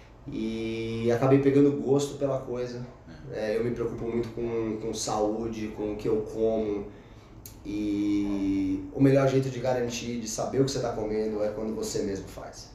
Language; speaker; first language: Portuguese; native; Portuguese